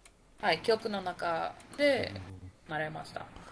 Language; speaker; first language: Japanese; non-native, learner; Spanish